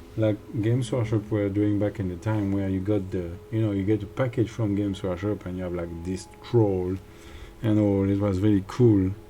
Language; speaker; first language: English; non-native, fluent; French